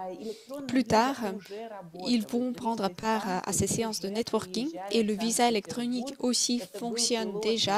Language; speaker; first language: French; non-native, fluent; Russian